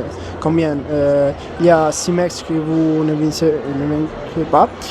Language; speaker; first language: French; non-native, learner; Italian